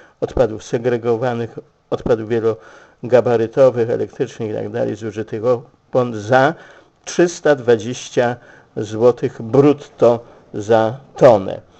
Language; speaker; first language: Polish; native; Polish